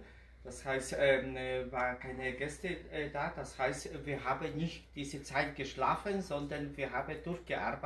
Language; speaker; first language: German; non-native, learner; Polish